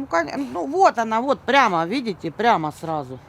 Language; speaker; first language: Russian; native; Russian